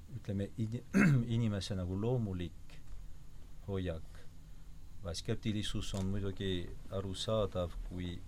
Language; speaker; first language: Estonian; non-native, fluent; French